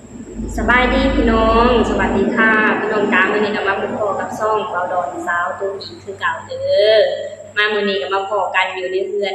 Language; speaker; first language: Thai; non-native, local second language; Northeastern Thai